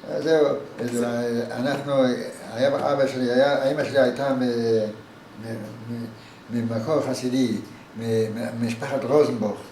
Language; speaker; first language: Hebrew; non-native, fluent; Yiddish